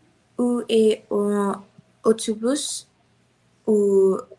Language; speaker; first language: French; non-native, learner; English